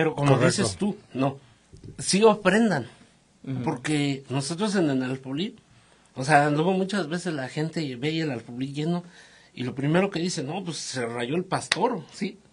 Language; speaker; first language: Spanish; native; Spanish